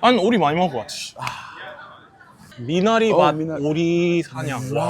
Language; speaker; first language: Korean; non-native, fluent; English